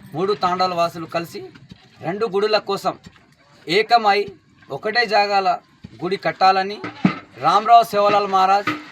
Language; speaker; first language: Telugu; non-native, local second language; Lambadi